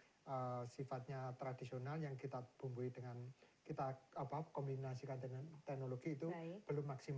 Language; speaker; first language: Indonesian; native; Indonesian